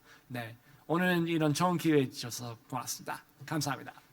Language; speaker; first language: Korean; non-native, fluent; English